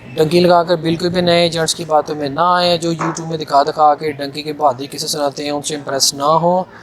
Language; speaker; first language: Urdu; non-native, local second language; Punjabi